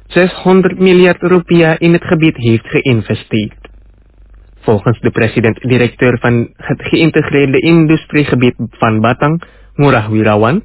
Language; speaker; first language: Dutch; non-native, fluent; Indonesian